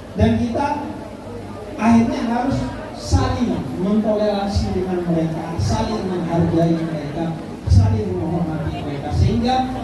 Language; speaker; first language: Indonesian; non-native, local second language; Madurese